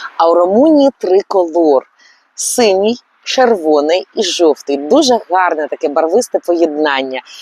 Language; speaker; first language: Ukrainian; native; Ukrainian